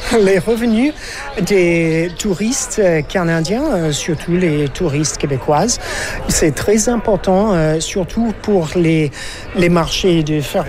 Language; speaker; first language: French; non-native, fluent; English